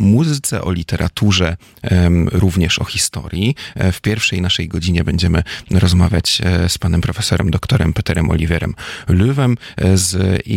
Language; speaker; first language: German; non-native, fluent; Polish